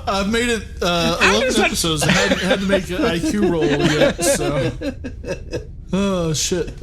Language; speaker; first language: English; native; English